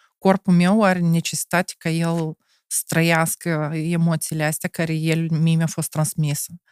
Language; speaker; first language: Romanian; non-native, local second language; Russian